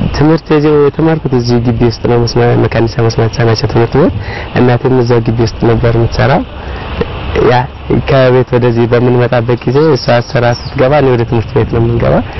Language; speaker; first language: Amharic; non-native, local second language; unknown